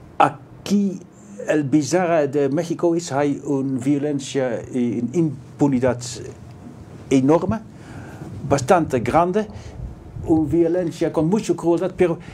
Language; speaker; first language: Spanish; non-native, learner; Dutch